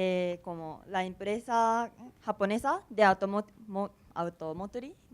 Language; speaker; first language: Spanish; non-native, learner; Japanese